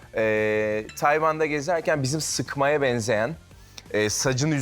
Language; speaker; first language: Turkish; native; Turkish